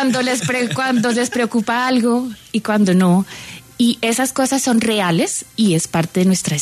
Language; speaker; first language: Spanish; native; Spanish